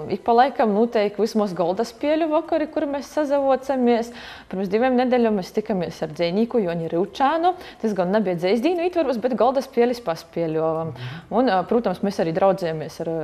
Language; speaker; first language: Latvian; native; Latvian